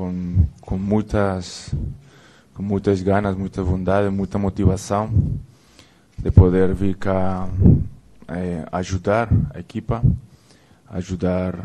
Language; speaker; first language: Portuguese; non-native, fluent; Spanish